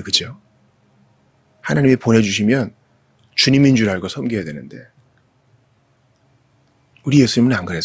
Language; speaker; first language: Korean; native; Korean